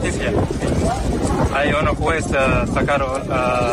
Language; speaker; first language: Spanish; non-native, learner; Arabic